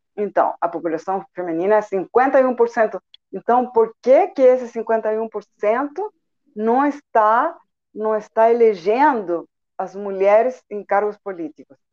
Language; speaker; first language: Portuguese; non-native, fluent; Spanish